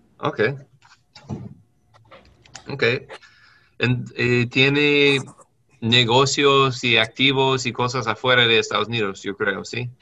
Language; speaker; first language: Spanish; non-native, learner; English